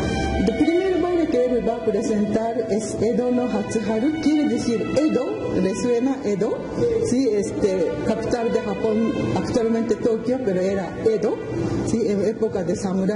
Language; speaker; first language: Spanish; non-native, fluent; Japanese